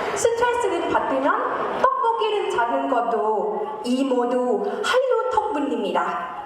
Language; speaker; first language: Korean; non-native, fluent; Thai